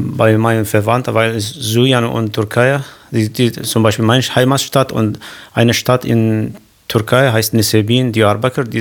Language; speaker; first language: German; non-native, learner; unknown